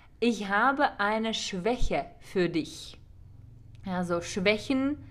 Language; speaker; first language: German; non-native, fluent; Czech